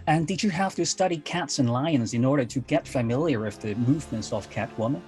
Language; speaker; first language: English; non-native, fluent; Cantonese